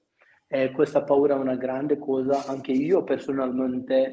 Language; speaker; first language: Italian; non-native, fluent; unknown